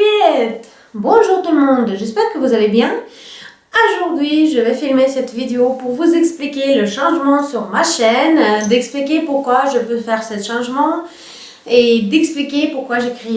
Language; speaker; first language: French; non-native, fluent; Russian